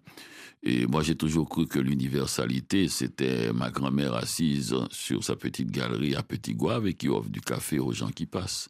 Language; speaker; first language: French; non-native, local second language; Haitian Creole